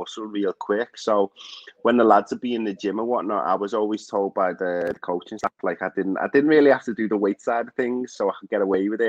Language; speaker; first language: English; native; English